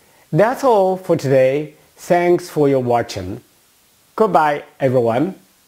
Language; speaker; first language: English; non-native, fluent; Chinese